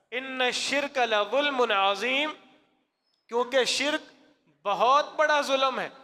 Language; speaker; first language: Urdu; non-native, local second language; Punjabi